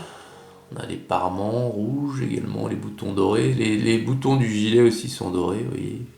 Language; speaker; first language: French; native; French